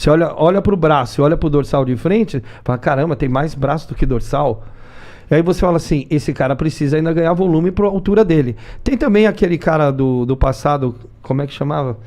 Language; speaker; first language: Portuguese; native; Portuguese